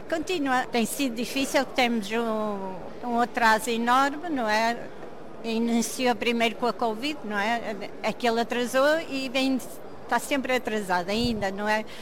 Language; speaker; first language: Portuguese; early bilingual, heritage; Portuguese